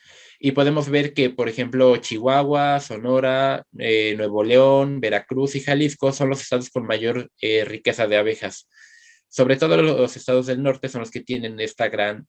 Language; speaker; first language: Spanish; native; Spanish